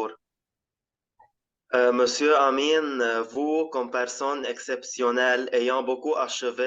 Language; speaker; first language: French; non-native, local second language; Arabic